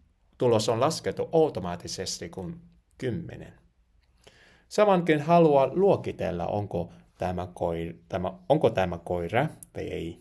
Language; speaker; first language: Finnish; non-native, learner; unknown